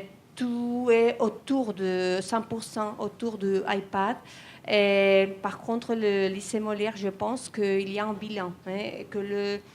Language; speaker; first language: French; non-native, fluent; Spanish